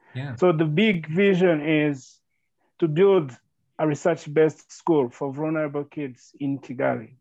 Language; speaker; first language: English; non-native, local second language; Kinyarwanda